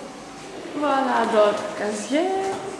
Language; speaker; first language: French; non-native, learner; Greek